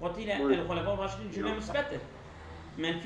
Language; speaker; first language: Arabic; non-native, fluent; Turkish